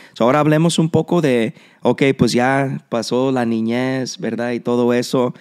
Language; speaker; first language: Spanish; early bilingual, heritage; Spanish